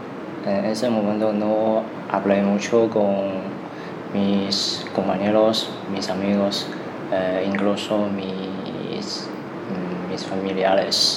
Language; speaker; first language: Spanish; non-native, learner; Chinese